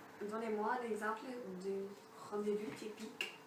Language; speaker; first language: French; non-native, learner; English